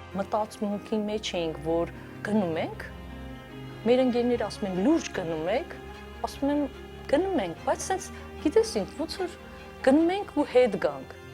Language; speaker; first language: Armenian; native; Armenian